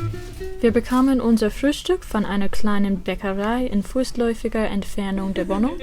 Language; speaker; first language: German; non-native, learner; English